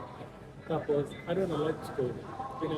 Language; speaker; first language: Filipino; non-native, learner; Punjabi